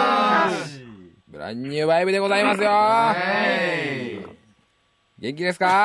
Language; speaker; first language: Japanese; native; Japanese